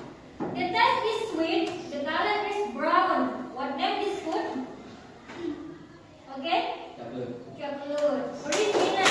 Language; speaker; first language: English; non-native, learner; Indonesian